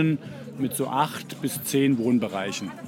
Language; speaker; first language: German; native; German